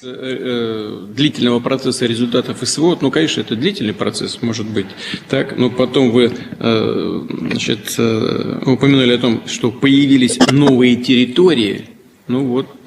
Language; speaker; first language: Russian; native; Russian